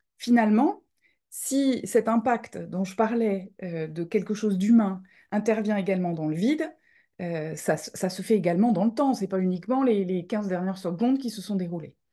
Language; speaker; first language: French; native; French